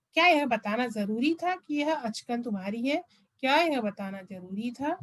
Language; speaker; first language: Hindi; non-native, local second language; Malayalam